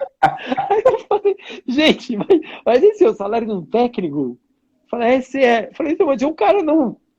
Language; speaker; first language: Portuguese; non-native, fluent; Italian